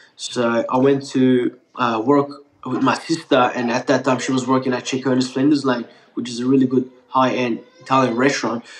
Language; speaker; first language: English; non-native, fluent; Turkish